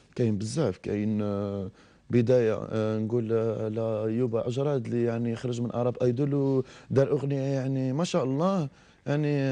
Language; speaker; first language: Arabic; native; Arabic